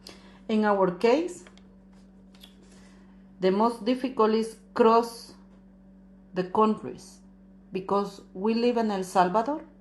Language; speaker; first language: English; non-native, learner; Spanish